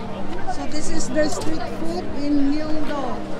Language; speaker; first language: English; non-native, local second language; Filipino